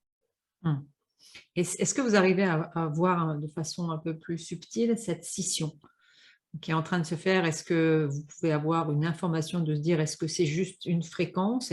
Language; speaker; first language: French; native; French